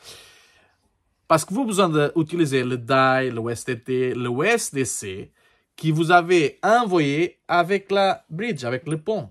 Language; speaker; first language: French; non-native, learner; Portuguese